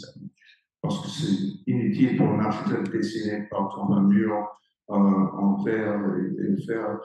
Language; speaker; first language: French; non-native, fluent; English